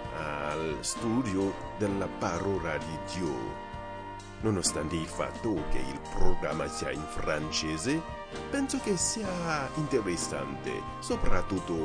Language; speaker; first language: Italian; non-native, learner; Haitian Creole